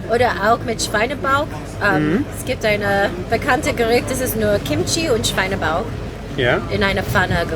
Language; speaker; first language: German; non-native, learner; Korean